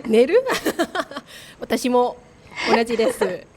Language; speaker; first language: Japanese; non-native, learner; Thai